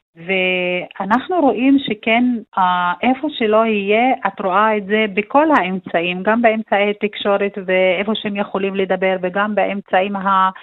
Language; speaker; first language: Hebrew; non-native, local second language; Arabic